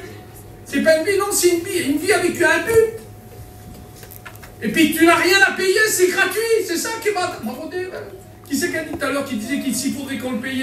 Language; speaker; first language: French; native; French